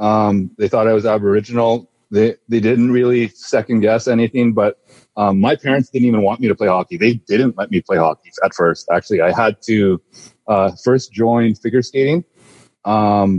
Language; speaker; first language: English; native; English